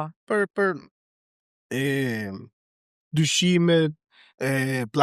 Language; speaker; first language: Albanian; non-native, learner; Spanish